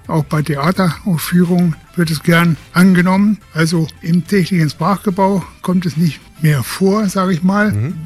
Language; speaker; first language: German; native; German